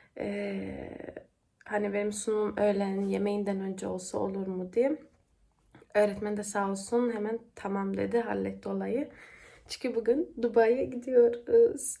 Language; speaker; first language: Turkish; early bilingual, heritage; Turkish